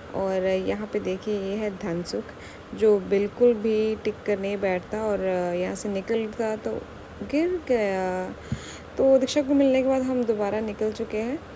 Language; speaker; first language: Hindi; native; Hindi